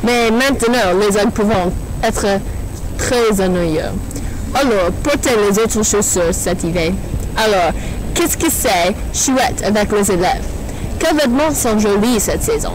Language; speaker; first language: French; non-native, learner; English